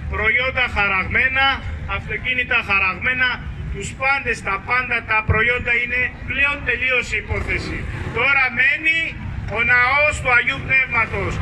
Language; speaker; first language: Greek; non-native, fluent; Armenian